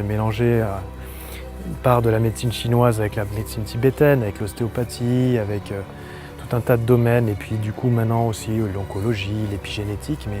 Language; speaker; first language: French; native; French